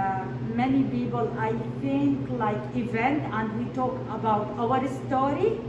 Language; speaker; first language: English; non-native, learner; Arabic